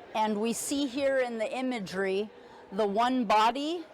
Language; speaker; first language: English; native; English